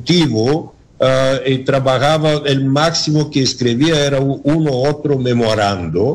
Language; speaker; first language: Spanish; non-native, learner; Bulgarian